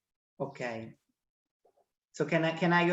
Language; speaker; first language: English; non-native, fluent; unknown